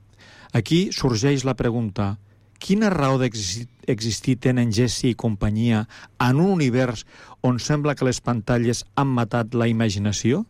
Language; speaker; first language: Catalan; native; Catalan